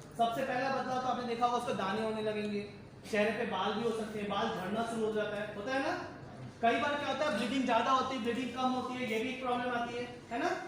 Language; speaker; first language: Hindi; native; Hindi